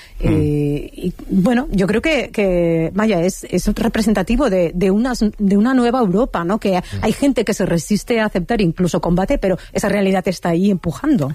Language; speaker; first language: Spanish; native; Spanish